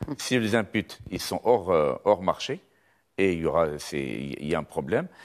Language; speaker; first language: French; non-native, local second language; Arabic